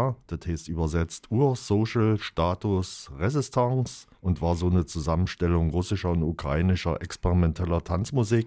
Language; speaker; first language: German; native; German